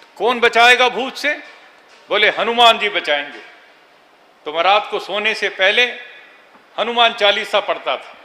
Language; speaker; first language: Hindi; non-native, local second language; Telugu